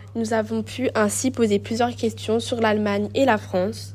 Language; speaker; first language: French; native; French